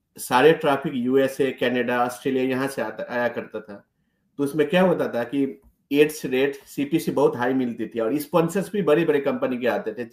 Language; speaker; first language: Hindi; native; Hindi